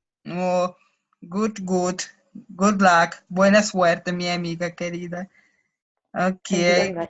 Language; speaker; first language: Spanish; non-native, learner; Russian